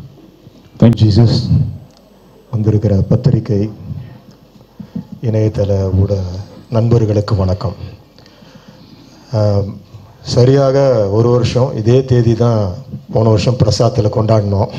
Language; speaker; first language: Tamil; native; Tamil